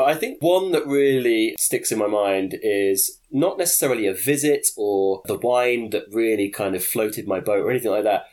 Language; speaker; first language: English; native; English